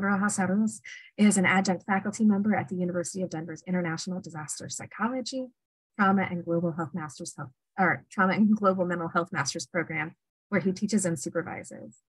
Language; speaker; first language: English; native; English